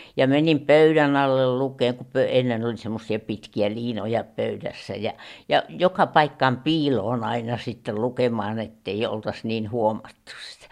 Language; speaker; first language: Finnish; native; Finnish